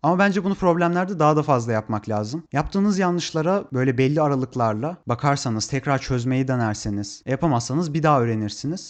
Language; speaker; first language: Turkish; native; Turkish